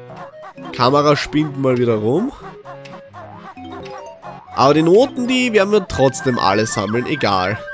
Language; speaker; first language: German; native; German